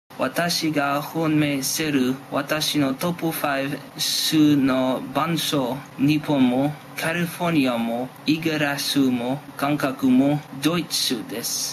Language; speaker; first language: Japanese; non-native, learner; English